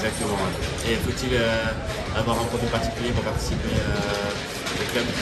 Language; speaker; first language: French; native; French